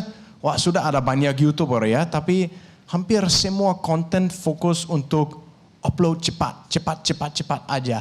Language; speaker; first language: Indonesian; non-native, fluent; Danish